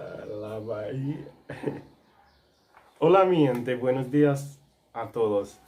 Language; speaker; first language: Spanish; non-native, local second language; Haitian Creole